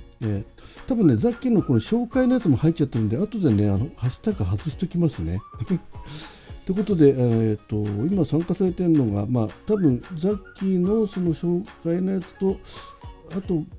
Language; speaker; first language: Japanese; native; Japanese